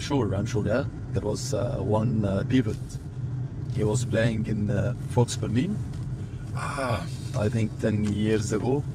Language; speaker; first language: English; non-native, fluent; Arabic